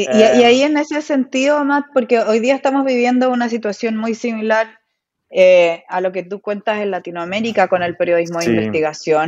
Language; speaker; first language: Spanish; native; Spanish